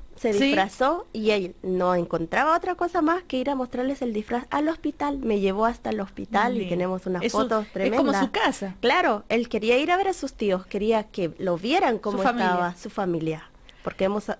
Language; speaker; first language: Spanish; native; Spanish